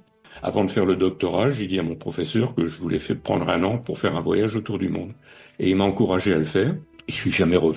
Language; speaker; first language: French; native; French